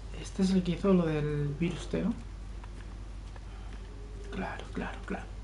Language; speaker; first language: Spanish; native; Spanish